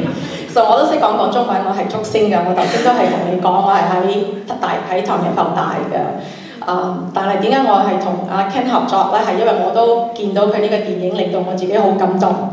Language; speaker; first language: Cantonese; early bilingual, heritage; Cantonese